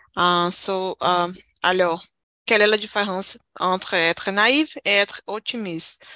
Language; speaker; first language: French; non-native, learner; Portuguese